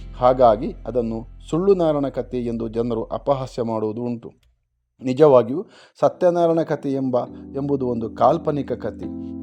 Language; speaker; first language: Kannada; non-native, local second language; Tulu